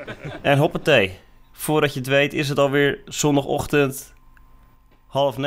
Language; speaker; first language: Dutch; native; Dutch